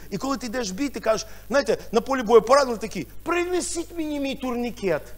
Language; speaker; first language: Ukrainian; non-native, local second language; Russian